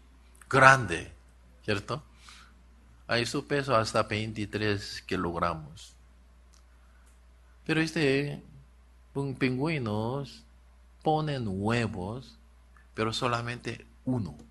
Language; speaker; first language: Spanish; non-native, learner; Korean